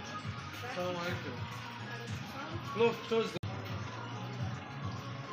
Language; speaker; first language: Russian; non-native, learner; Tajik